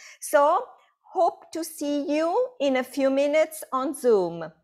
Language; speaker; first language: English; non-native, fluent; Italian